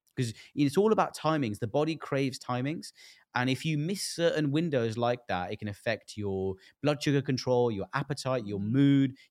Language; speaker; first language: English; early bilingual, other home language; Hindi